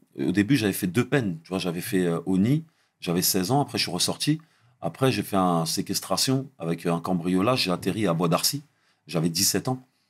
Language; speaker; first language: French; early bilingual, other home language; Arabic